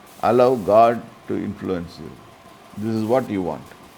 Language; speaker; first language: English; non-native, local second language; Tamil